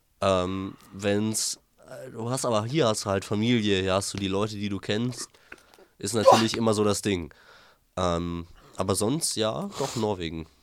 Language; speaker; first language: German; native; German